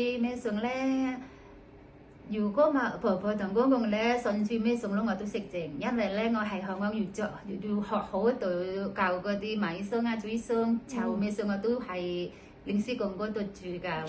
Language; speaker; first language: Cantonese; non-native, learner; Indonesian